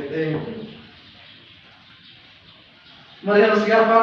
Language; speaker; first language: English; non-native, learner; Indonesian